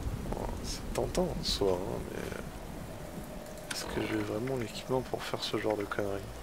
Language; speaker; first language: French; native; French